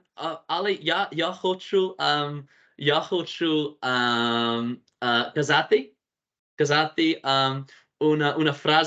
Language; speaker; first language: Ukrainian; non-native, learner; English